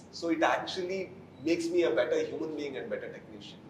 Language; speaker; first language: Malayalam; non-native, learner; Kannada